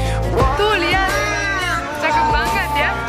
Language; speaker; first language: Indonesian; non-native, fluent; Romanian